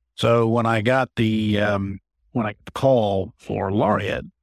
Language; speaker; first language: English; native; English